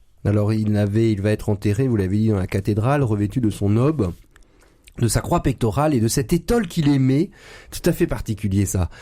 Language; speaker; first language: French; native; French